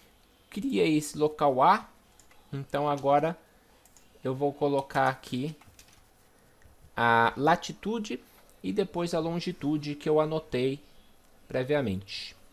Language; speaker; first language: Portuguese; native; Portuguese